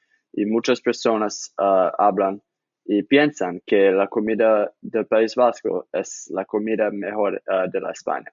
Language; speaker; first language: Spanish; non-native, learner; English